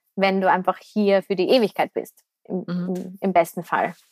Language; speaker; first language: German; native; German